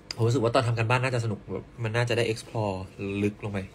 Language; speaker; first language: Thai; native; Thai